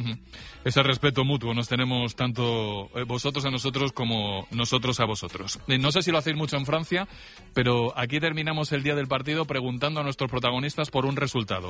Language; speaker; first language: Spanish; native; Spanish